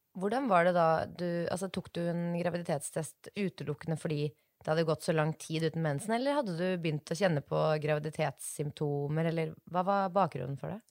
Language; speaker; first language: Norwegian; native; Norwegian